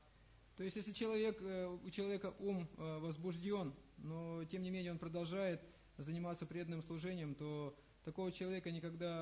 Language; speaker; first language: Russian; native; Russian